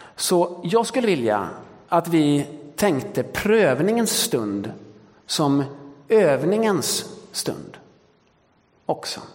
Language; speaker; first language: Swedish; early bilingual, other home language; Danish